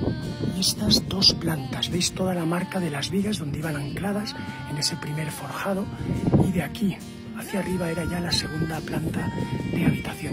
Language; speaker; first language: Spanish; native; Spanish